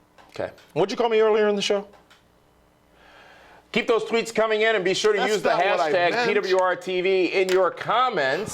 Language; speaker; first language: English; native; English